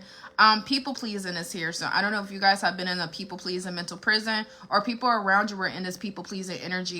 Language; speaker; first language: English; native; English